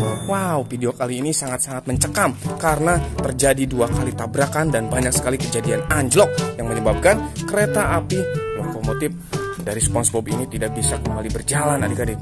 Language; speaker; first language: Indonesian; native; Indonesian